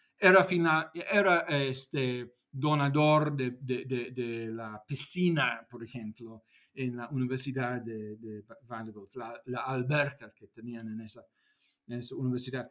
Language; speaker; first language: Spanish; non-native, fluent; English